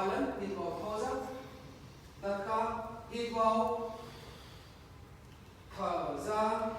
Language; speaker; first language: Vietnamese; non-native, learner; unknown